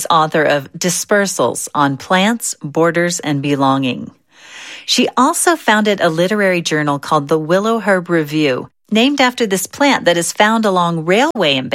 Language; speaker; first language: English; native; English